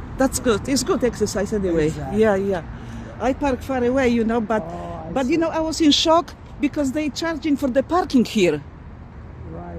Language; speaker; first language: English; non-native, fluent; Polish